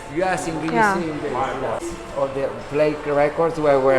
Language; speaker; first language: English; non-native, fluent; Italian